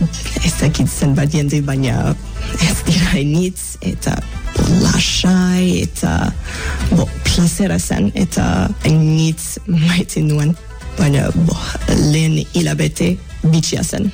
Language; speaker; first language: Basque; non-native, fluent; English